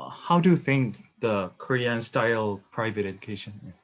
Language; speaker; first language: English; non-native, learner; Korean